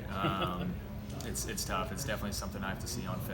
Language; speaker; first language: English; native; English